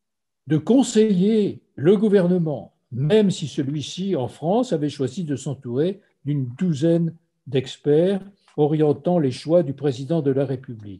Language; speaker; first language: French; native; French